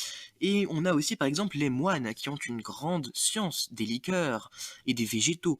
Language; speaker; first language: French; native; French